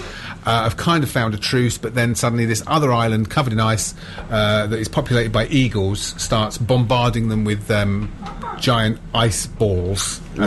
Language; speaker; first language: English; native; English